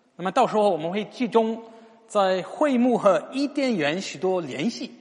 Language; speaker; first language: Chinese; non-native, fluent; English